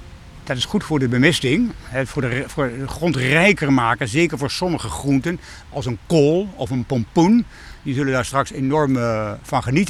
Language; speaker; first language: Dutch; native; Dutch